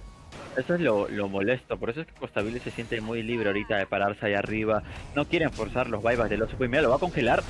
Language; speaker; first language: Spanish; native; Spanish